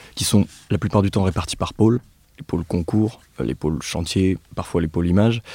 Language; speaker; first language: French; native; French